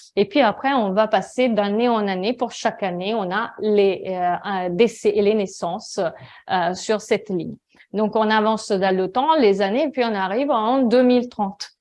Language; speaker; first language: French; non-native, fluent; Italian